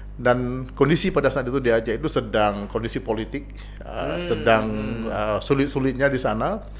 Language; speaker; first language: Indonesian; non-native, local second language; Achinese